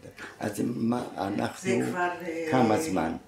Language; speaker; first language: Hebrew; non-native, fluent; German